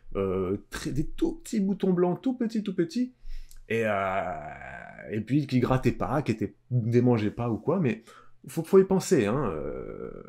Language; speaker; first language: French; native; French